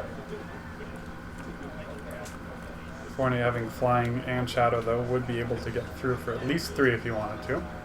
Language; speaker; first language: English; native; English